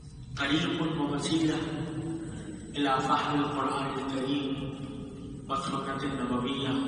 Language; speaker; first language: Arabic; non-native, fluent; Urdu